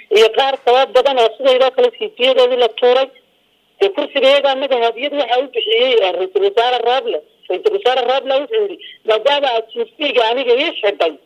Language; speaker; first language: Somali; native; Somali